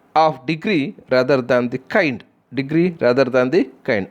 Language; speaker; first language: English; non-native, local second language; Kannada